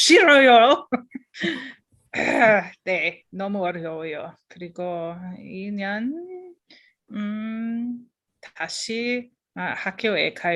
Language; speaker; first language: Korean; non-native, learner; English